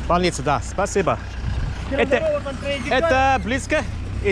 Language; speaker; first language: Russian; non-native, learner; English